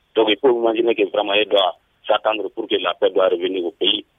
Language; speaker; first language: French; non-native, local second language; Bambara